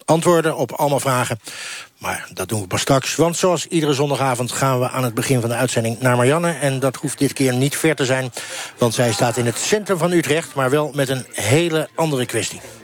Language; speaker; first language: Dutch; native; Dutch